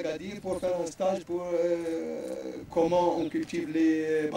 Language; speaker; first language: French; non-native, local second language; Arabic